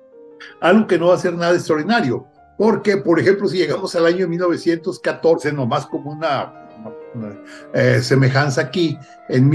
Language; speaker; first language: Spanish; native; Spanish